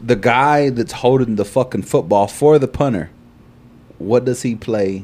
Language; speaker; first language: English; early bilingual, other home language; Spanish